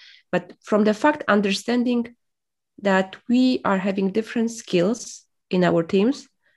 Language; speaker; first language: English; non-native, fluent; Polish